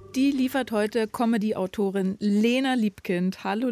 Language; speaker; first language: German; native; German